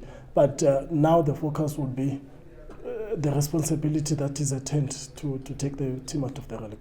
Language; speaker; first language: English; non-native, local second language; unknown